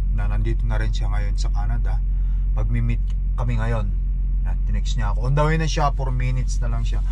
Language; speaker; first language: Filipino; non-native, local second language; Iloko